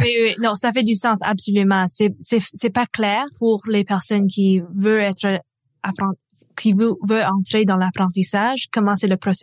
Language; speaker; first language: French; non-native, local second language; English